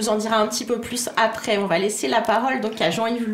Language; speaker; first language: French; native; French